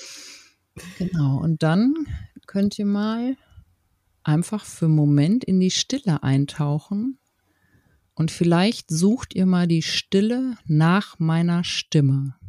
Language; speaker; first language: German; native; German